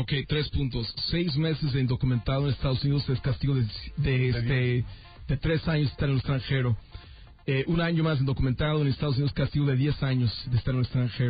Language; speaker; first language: Spanish; native; Spanish